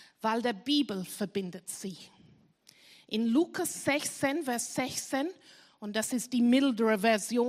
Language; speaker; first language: German; non-native, fluent; English